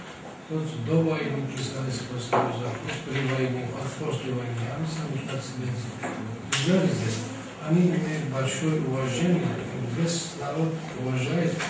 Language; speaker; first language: Russian; non-native, local second language; Armenian